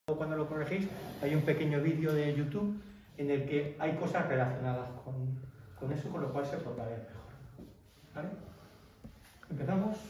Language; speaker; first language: Spanish; native; Spanish